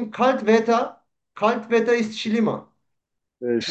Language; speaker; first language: German; non-native, learner; Turkish